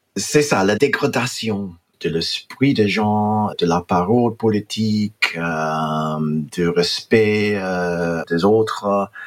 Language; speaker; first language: French; non-native, fluent; English